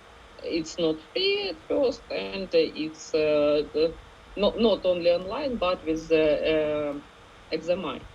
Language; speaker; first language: English; non-native, learner; Ukrainian